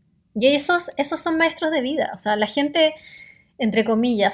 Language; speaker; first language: Spanish; native; Spanish